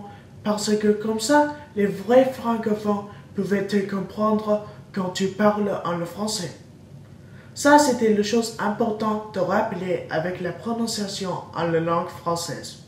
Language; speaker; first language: French; non-native, learner; English